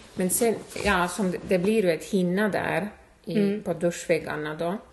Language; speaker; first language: Swedish; non-native, fluent; Estonian